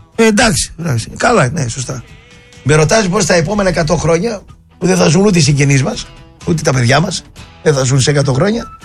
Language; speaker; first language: Greek; native; Greek